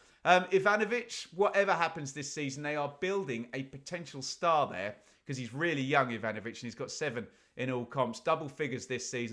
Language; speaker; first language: English; native; English